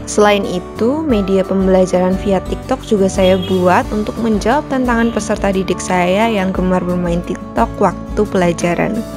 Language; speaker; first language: Indonesian; native; Indonesian